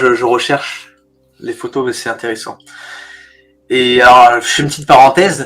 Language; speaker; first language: French; native; French